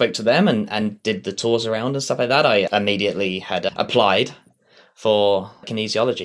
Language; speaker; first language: English; native; English